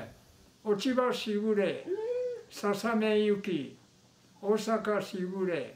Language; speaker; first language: Japanese; non-native, local second language; Min Nan Chinese